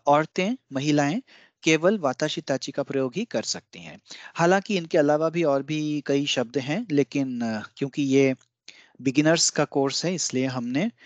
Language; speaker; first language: Hindi; non-native, local second language; Bangla